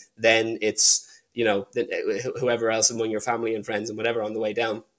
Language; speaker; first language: English; native; English